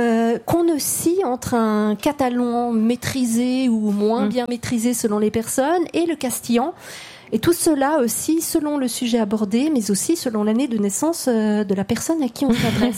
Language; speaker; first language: French; native; French